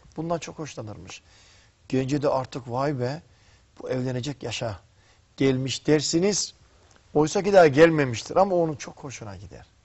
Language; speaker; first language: Turkish; native; Turkish